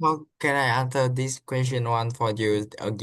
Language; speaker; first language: English; non-native, learner; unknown